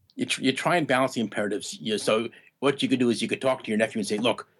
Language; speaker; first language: English; native; English